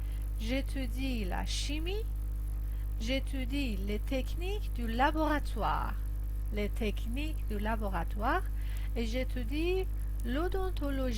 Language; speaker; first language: French; non-native, fluent; Persian